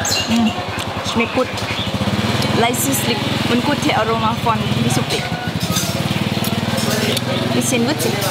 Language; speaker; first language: German; non-native, learner; Thai